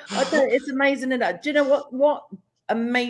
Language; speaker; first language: English; native; English